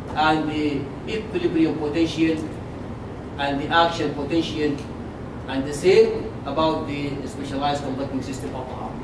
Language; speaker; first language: English; non-native, fluent; Arabic